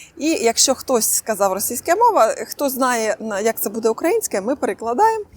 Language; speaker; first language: Ukrainian; non-native, local second language; Russian